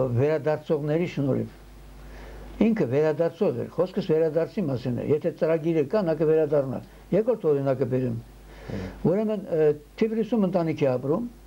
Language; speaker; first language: Armenian; early bilingual, heritage; Armenian